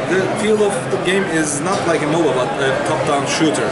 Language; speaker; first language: English; non-native, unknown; Turkish